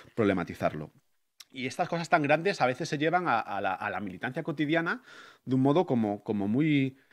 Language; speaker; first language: Spanish; native; Spanish